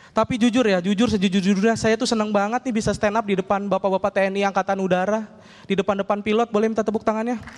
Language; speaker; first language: Indonesian; native; Indonesian